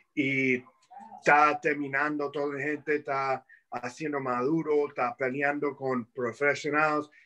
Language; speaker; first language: Spanish; early bilingual, heritage; Spanish